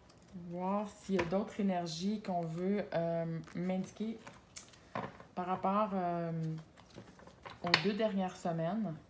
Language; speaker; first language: French; native; French